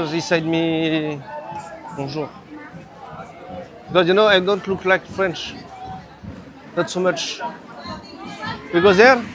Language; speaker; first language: English; non-native, learner; French